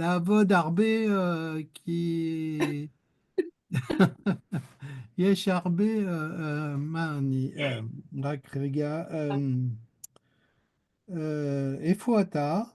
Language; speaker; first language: Hebrew; non-native, learner; French